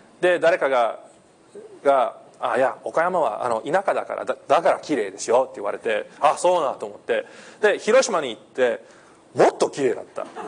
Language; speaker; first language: Japanese; non-native, fluent; English